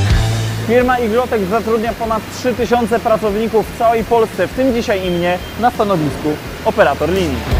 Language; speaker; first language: Polish; native; Polish